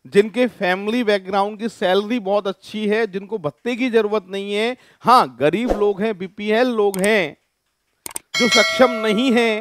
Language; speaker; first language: Hindi; native; Hindi